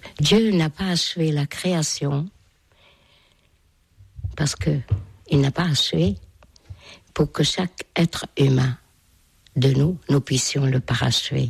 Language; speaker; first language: French; non-native, fluent; Hungarian